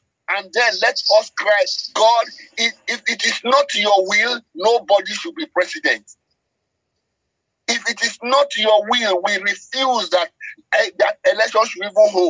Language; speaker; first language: English; non-native, local second language; Yoruba